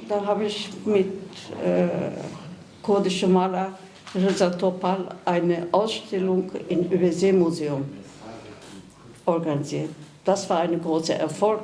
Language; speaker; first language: German; non-native, fluent; Kurdish